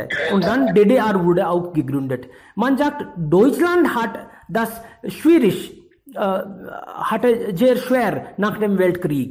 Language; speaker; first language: German; non-native, fluent; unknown